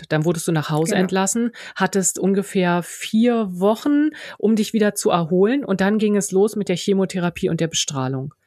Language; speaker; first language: German; native; German